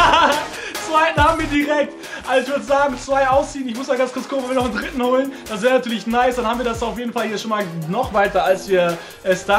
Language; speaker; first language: German; native; German